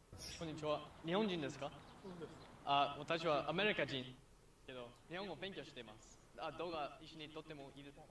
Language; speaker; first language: Japanese; non-native, learner; English